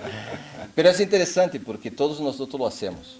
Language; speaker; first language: Spanish; non-native, fluent; Portuguese